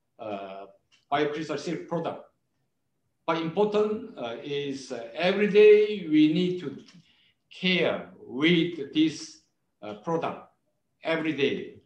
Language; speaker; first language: English; non-native, learner; Korean